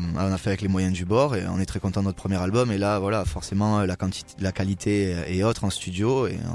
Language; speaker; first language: French; native; French